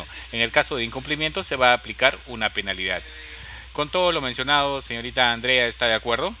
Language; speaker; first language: Spanish; native; Spanish